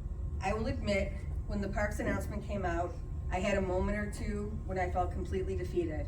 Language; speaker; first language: English; native; English